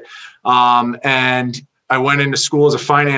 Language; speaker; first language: English; native; English